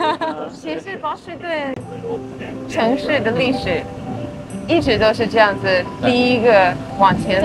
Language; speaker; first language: Chinese; early bilingual, heritage; Chinese